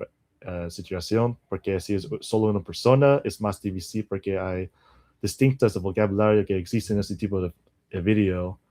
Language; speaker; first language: Spanish; non-native, learner; English